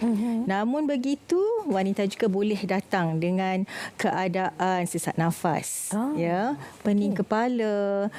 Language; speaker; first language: Malay; native; Malay